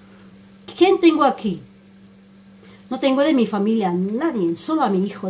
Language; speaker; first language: Spanish; non-native, fluent; Armenian